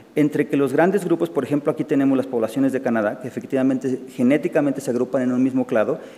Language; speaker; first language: Spanish; native; Spanish